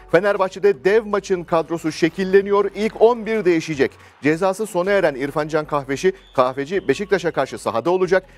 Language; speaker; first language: Turkish; native; Turkish